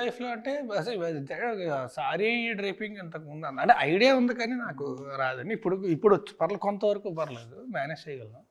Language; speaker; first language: Telugu; native; Telugu